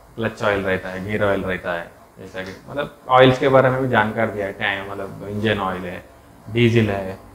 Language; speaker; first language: Hindi; non-native, local second language; Telugu